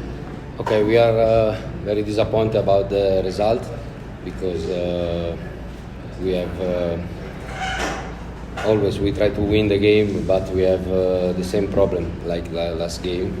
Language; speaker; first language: English; non-native, learner; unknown